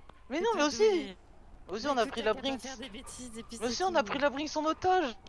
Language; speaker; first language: French; native; French